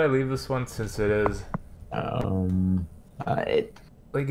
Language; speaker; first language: English; native; English